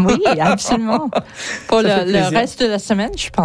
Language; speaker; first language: French; non-native, learner; English